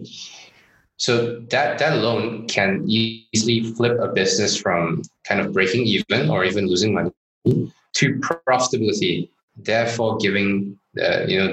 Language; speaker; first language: English; non-native, local second language; Chinese